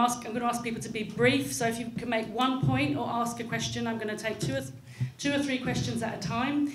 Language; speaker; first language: English; native; English